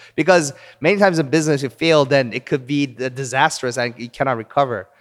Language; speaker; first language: English; early bilingual, other home language; Korean